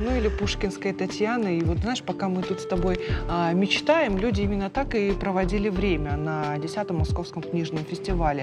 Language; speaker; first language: Russian; native; Russian